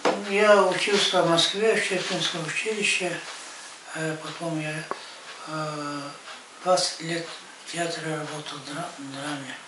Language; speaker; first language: Russian; non-native, local second language; Yakut